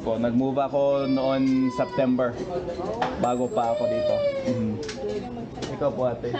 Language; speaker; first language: Filipino; non-native, fluent; English